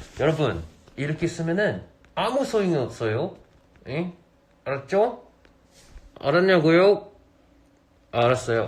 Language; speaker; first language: Korean; non-native, fluent; English